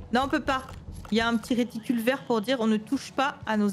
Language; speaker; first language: French; native; French